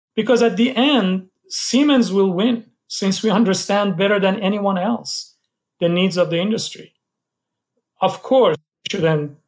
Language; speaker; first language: English; non-native, fluent; Persian